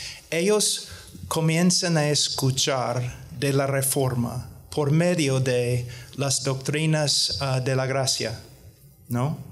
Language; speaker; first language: Spanish; non-native, fluent; English